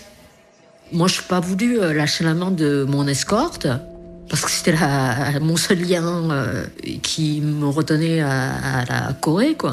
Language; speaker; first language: French; early bilingual, other home language; Korean